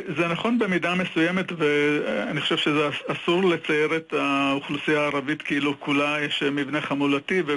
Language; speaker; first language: Hebrew; native; Hebrew